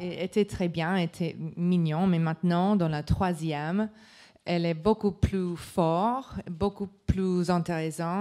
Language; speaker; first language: French; non-native, learner; English